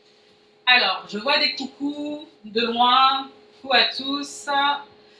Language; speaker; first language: French; native; French